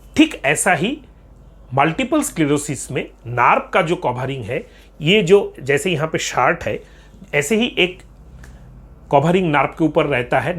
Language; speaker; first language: Hindi; non-native, local second language; Bangla